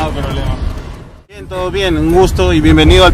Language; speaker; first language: Spanish; native; Spanish